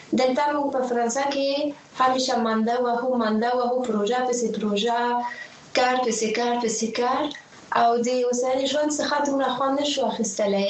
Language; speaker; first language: Pashto; non-native, fluent; French